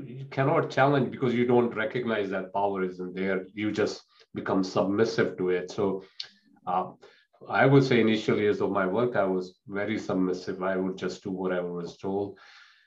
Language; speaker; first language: English; non-native, local second language; Punjabi